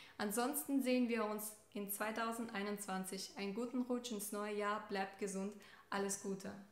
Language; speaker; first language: German; non-native, fluent; Russian